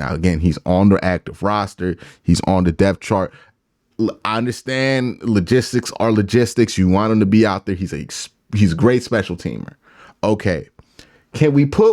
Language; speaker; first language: English; native; English